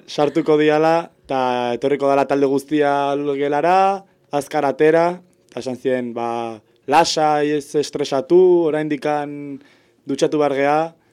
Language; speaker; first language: Basque; native; Basque